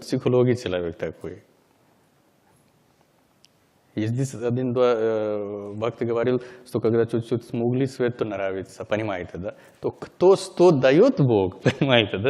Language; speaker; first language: Russian; non-native, learner; Hindi